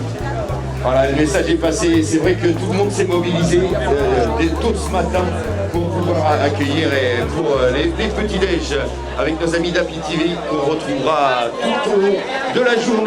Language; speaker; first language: French; native; French